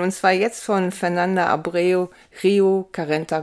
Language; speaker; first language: German; native; German